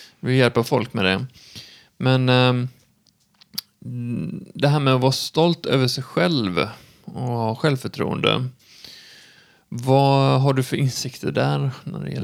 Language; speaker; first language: Swedish; native; Swedish